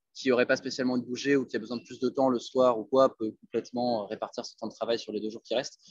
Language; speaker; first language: French; native; French